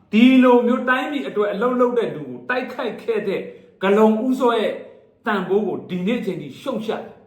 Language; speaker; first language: Burmese; native; Burmese